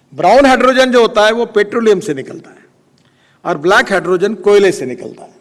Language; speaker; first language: Hindi; non-native, local second language; Marathi